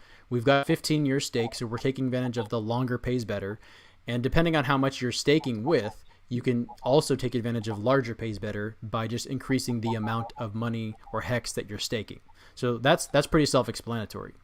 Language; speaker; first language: English; native; English